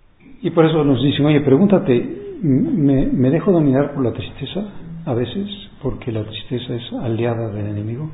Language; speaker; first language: Spanish; native; Spanish